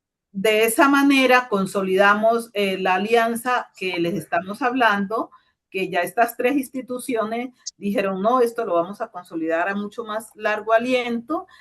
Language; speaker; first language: Spanish; native; Spanish